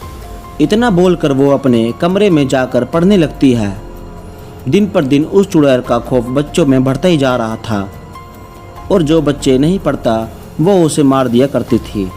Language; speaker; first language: Hindi; native; Hindi